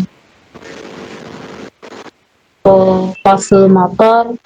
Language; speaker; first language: Arabic; non-native, learner; Indonesian